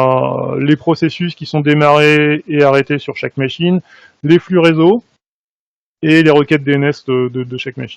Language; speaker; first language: French; native; French